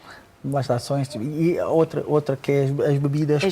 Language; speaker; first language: Portuguese; native; Portuguese